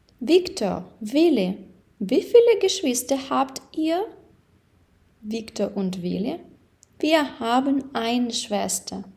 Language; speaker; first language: German; non-native, fluent; Ukrainian